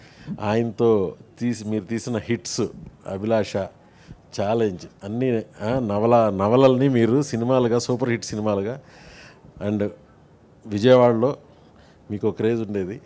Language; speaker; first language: Telugu; native; Telugu